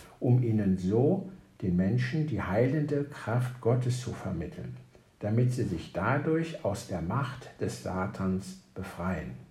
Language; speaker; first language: German; native; German